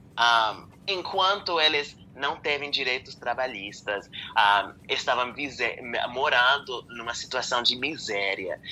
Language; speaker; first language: Portuguese; non-native, fluent; English